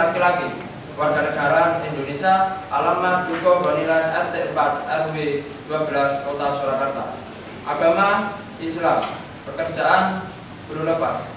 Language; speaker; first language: Indonesian; native; Indonesian